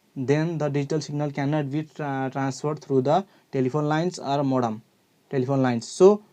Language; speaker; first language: English; non-native, local second language; Nepali